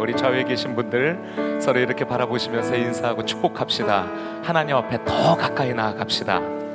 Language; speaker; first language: Korean; native; Korean